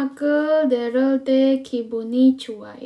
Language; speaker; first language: Korean; non-native, fluent; Indonesian